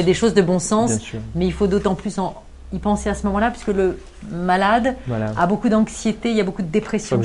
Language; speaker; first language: French; native; French